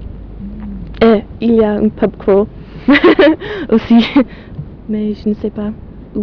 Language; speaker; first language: French; non-native, learner; English